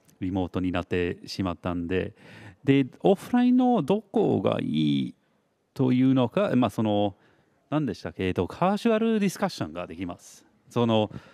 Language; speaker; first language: Japanese; non-native, fluent; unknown